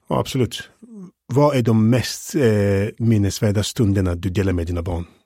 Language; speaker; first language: Swedish; non-native, fluent; English